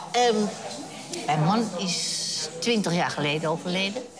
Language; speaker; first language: Dutch; native; Dutch